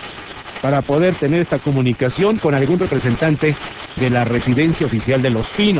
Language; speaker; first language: Spanish; native; Spanish